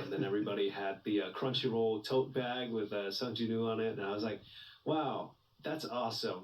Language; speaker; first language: English; native; English